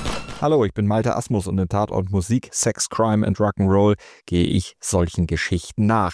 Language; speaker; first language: German; native; German